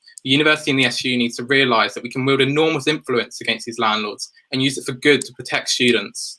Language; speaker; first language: English; native; English